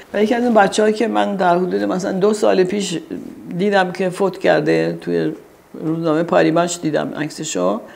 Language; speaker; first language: Persian; early bilingual, heritage; Persian